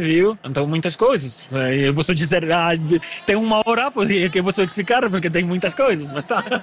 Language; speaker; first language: Portuguese; non-native, learner; French